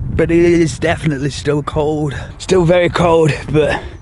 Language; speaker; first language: English; native; English